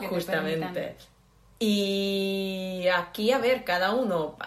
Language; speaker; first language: Spanish; non-native, fluent; Polish